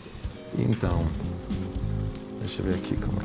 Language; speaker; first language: Portuguese; non-native, fluent; Italian